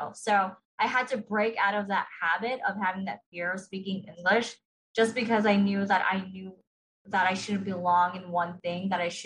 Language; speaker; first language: English; early bilingual, other home language; Iloko